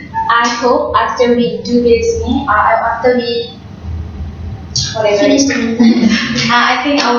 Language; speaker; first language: English; non-native, learner; Malay